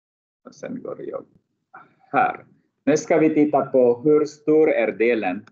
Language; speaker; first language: Swedish; non-native, fluent; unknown